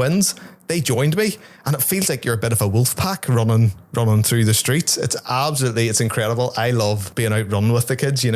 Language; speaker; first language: English; native; English